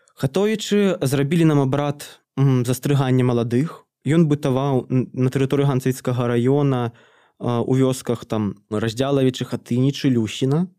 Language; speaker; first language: Belarusian; native; Belarusian